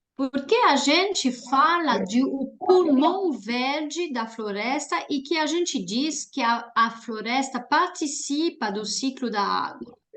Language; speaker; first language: Portuguese; non-native, fluent; French